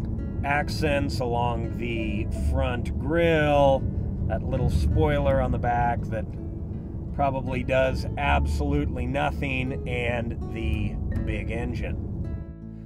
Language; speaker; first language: English; native; English